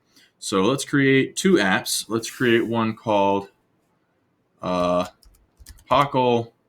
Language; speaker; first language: English; native; English